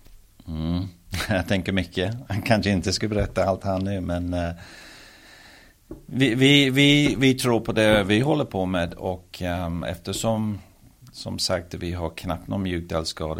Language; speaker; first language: Swedish; early bilingual, heritage; Swedish